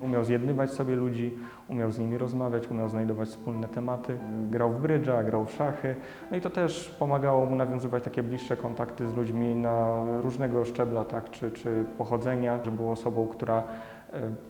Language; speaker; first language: Polish; native; Polish